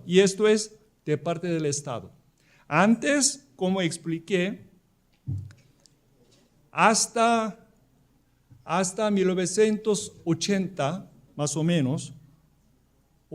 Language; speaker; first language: Spanish; non-native, fluent; Korean